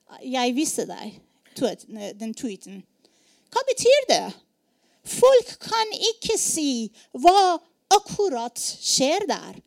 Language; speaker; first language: Norwegian; non-native, learner; Persian